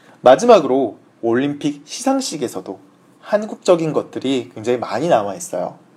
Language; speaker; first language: Korean; native; Korean